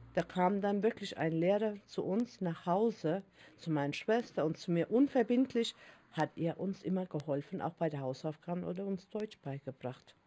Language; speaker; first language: German; early bilingual, other home language; Turkish